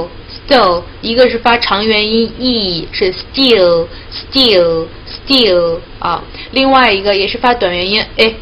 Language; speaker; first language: Chinese; native; Chinese